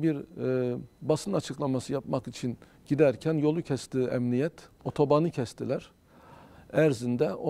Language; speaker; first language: Turkish; native; Turkish